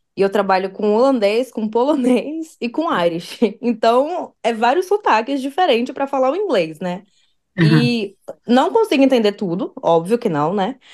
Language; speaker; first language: Portuguese; native; Portuguese